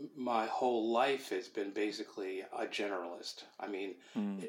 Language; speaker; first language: English; native; English